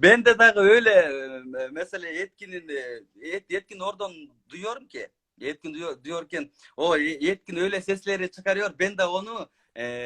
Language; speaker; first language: Turkish; non-native, learner; Kyrgyz